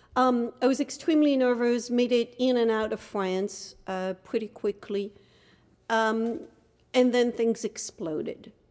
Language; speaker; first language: English; non-native, fluent; French